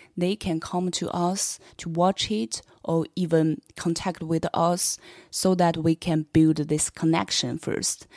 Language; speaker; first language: English; non-native, fluent; Chinese